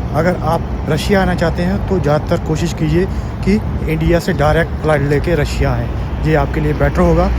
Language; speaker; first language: Hindi; non-native, local second language; Punjabi